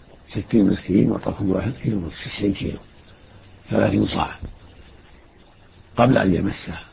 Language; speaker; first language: Arabic; native; Arabic